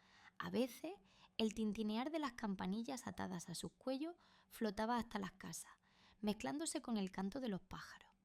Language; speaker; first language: Spanish; native; Spanish